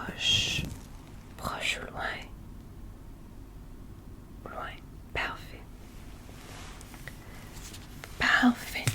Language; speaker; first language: French; non-native, learner; English